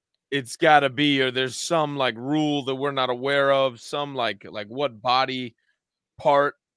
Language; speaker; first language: English; early bilingual, other home language; Spanish